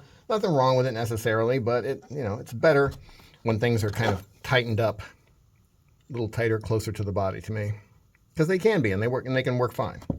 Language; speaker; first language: English; native; English